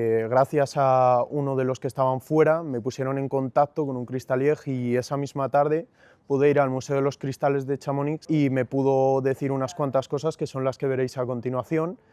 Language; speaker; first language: Spanish; native; Spanish